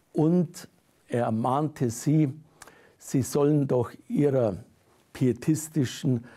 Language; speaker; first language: German; native; German